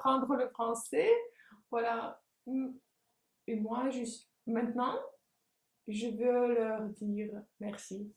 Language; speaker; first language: French; non-native, fluent; Russian